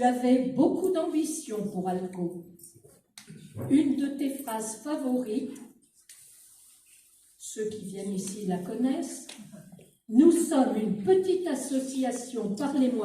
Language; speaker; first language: French; native; French